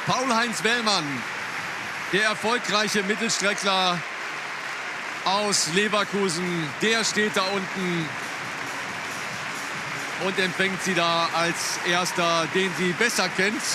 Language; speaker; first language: German; native; German